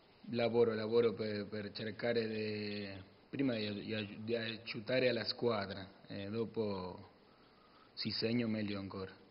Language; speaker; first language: Italian; non-native, learner; Spanish